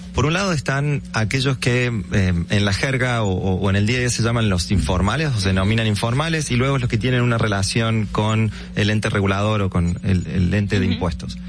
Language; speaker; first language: Spanish; native; Spanish